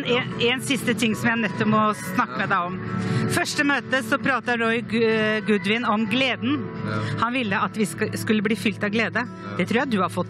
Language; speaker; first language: Norwegian; native; Norwegian